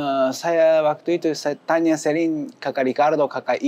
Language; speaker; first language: Indonesian; non-native, learner; Japanese